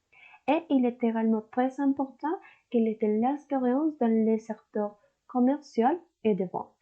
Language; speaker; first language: French; non-native, learner; Spanish